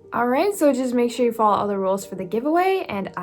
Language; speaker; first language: English; native; English